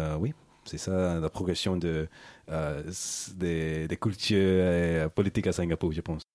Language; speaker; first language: French; non-native, learner; English